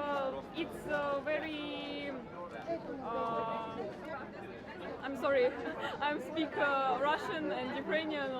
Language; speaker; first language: English; non-native, learner; Ukrainian